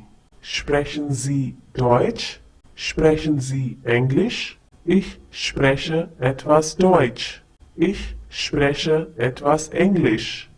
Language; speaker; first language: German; non-native, fluent; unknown